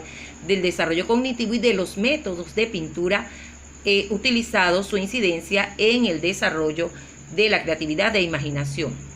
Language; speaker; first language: Spanish; native; Spanish